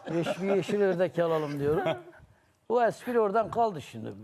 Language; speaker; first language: Turkish; native; Turkish